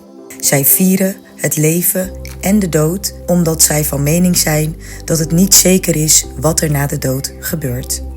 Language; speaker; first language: Dutch; early bilingual, other home language; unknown